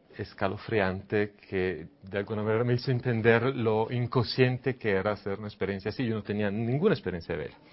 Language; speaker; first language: Spanish; non-native, fluent; Italian